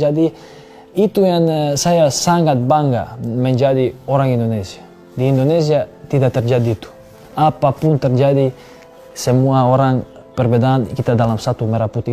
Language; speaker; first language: Indonesian; non-native, fluent; Serbian